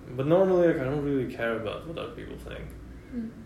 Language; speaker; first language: English; non-native, fluent; Russian